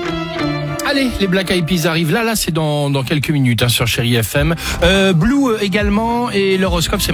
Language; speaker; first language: French; native; French